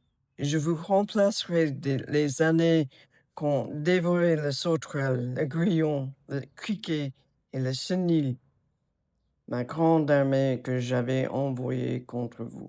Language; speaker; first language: French; non-native, fluent; English